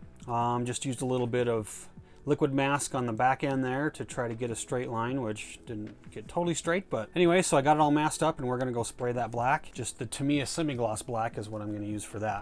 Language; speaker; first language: English; native; English